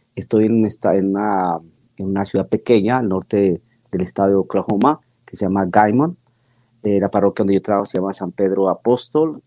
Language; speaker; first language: Spanish; native; Spanish